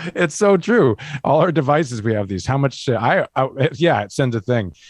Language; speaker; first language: English; native; English